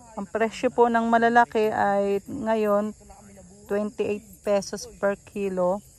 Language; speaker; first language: Filipino; non-native, local second language; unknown